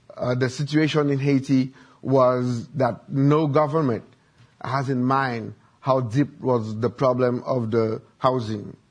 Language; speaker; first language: English; non-native, learner; Haitian Creole